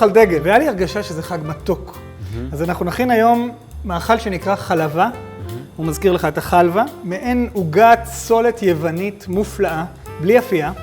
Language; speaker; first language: Hebrew; native; Hebrew